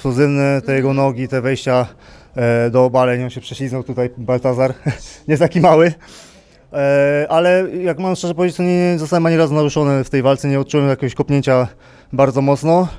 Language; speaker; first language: Polish; native; Polish